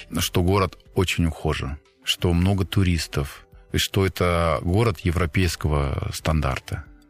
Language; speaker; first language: Russian; non-native, fluent; German